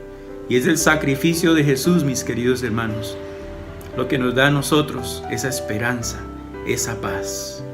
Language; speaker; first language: Spanish; native; Spanish